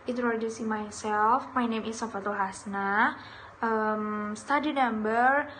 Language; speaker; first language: English; non-native, learner; Indonesian